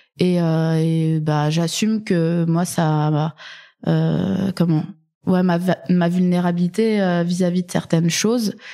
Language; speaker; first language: French; native; French